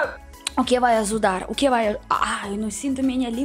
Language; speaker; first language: Portuguese; non-native, learner; Russian